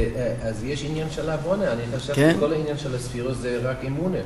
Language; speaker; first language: Hebrew; non-native, fluent; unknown